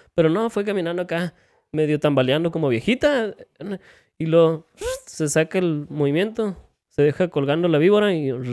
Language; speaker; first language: Spanish; native; Spanish